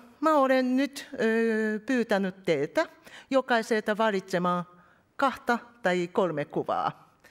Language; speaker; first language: Finnish; non-native, fluent; Japanese